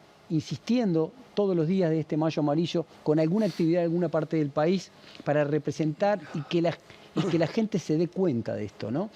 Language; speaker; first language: Spanish; native; Spanish